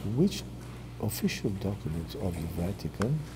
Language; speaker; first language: English; non-native, fluent; Portuguese